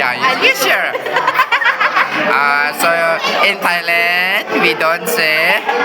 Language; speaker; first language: English; non-native, local second language; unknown